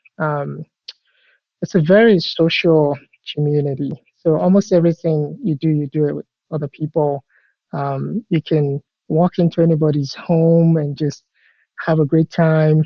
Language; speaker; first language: English; non-native, local second language; Yoruba